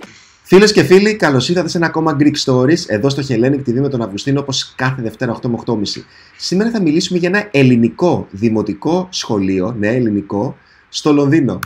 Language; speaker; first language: Greek; native; Greek